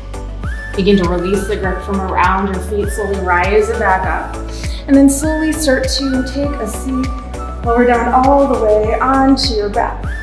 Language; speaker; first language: English; native; English